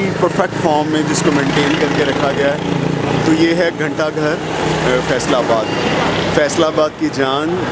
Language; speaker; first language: Urdu; non-native, local second language; Punjabi